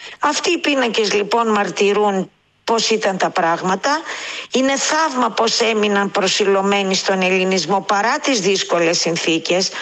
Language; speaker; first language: Greek; native; Greek